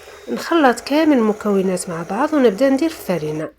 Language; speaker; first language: Arabic; native; Arabic